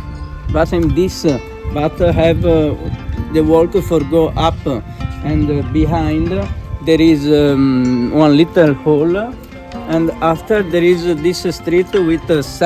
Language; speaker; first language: English; non-native, learner; Italian